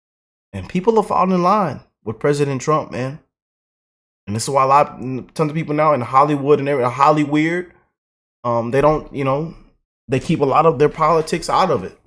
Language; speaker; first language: English; native; English